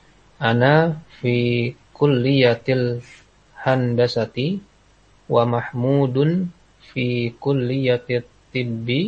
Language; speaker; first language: Arabic; non-native, learner; Indonesian